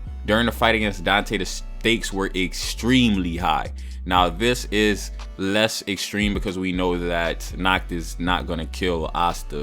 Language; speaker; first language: English; native; English